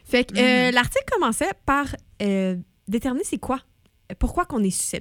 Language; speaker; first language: French; native; French